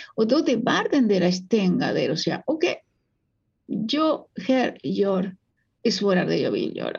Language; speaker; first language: Swedish; non-native, fluent; Spanish